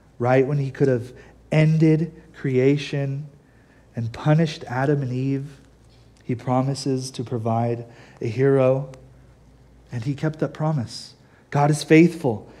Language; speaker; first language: English; native; English